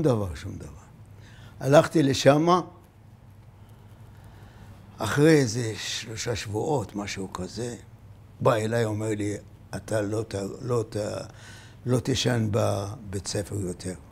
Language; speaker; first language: Hebrew; non-native, fluent; Arabic